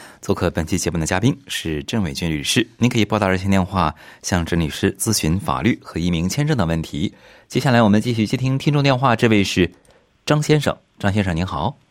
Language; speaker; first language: Chinese; native; Chinese